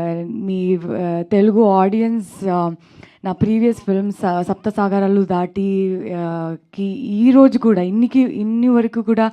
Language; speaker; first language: Telugu; non-native, learner; Kannada